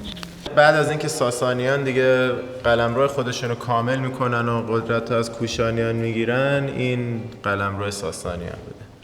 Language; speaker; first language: Persian; native; Persian